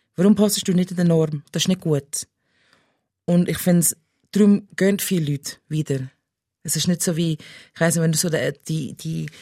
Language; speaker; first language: German; non-native, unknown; English